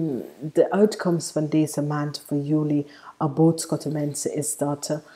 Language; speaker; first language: Dutch; non-native, fluent; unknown